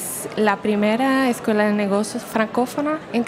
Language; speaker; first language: Spanish; non-native, fluent; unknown